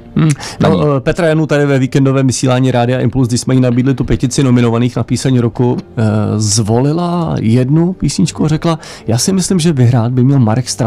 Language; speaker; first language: Czech; native; Czech